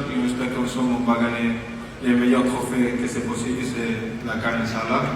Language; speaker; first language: French; non-native, fluent; Spanish